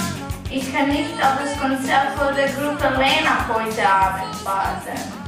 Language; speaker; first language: German; non-native, learner; Croatian